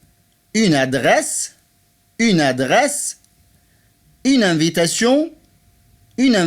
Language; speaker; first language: French; non-native, fluent; Arabic